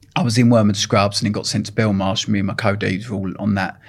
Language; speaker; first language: English; native; English